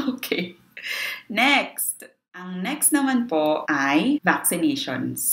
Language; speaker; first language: Filipino; native; Filipino